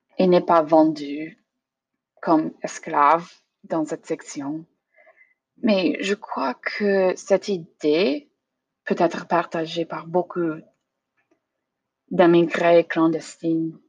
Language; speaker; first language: French; non-native, learner; English